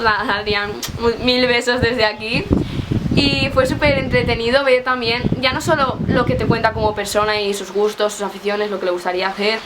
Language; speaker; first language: Spanish; native; Spanish